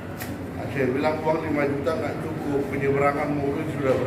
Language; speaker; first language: Indonesian; non-native, local second language; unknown